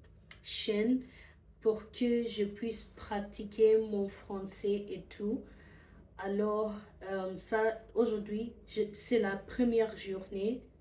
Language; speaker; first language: French; non-native, learner; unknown